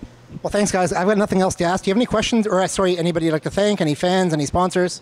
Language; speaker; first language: English; native; English